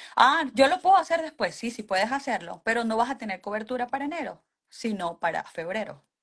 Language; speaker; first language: Spanish; native; Spanish